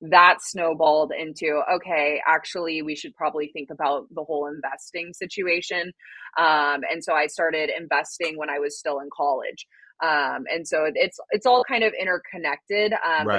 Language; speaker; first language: English; native; English